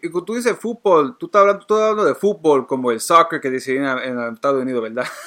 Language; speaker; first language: Spanish; non-native, fluent; English